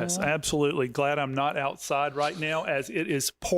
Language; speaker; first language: English; native; English